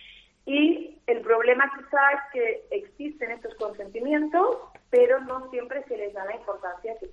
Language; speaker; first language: Spanish; native; Spanish